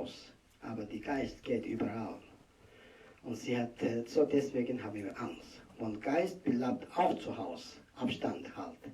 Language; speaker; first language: German; non-native, learner; Tibetan